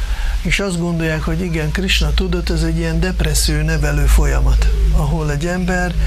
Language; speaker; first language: Hungarian; non-native, fluent; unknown